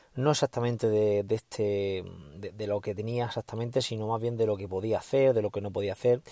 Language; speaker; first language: Spanish; native; Spanish